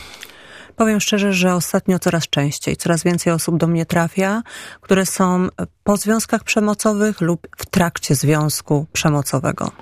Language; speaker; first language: Polish; native; Polish